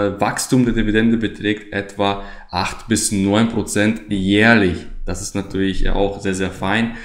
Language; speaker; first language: German; native; German